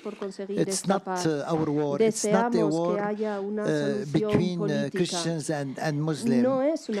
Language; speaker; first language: English; non-native, fluent; Arabic